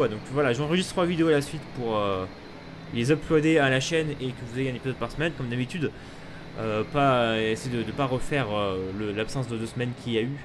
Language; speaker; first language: French; native; French